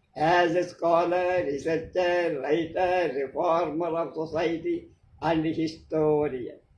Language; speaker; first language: English; non-native, local second language; Telugu